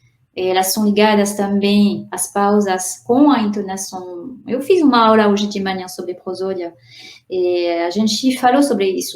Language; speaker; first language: Portuguese; non-native, fluent; French